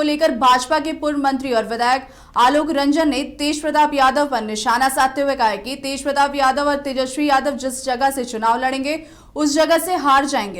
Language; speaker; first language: Hindi; native; Hindi